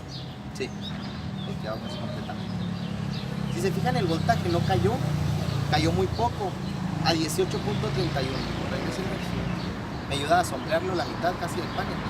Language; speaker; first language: Spanish; native; Spanish